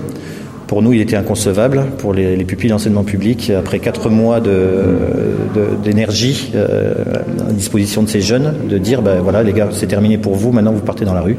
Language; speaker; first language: French; native; French